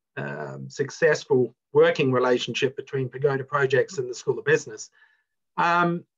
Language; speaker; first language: English; native; English